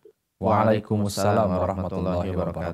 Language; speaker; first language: Indonesian; native; Indonesian